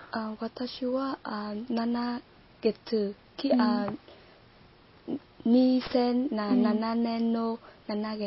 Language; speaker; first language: Japanese; non-native, learner; Vietnamese